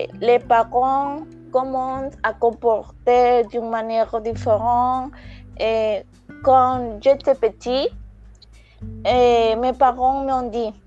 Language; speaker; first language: French; non-native, learner; Spanish